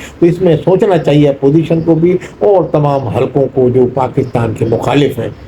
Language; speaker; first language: Urdu; non-native, local second language; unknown